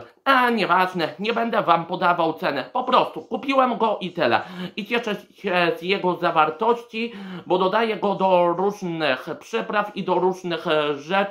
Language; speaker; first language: Polish; native; Polish